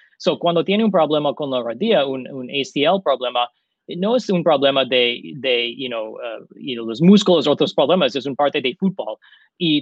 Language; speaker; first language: Spanish; non-native, learner; English